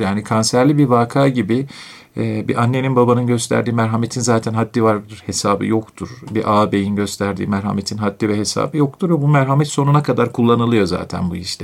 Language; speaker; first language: Turkish; native; Turkish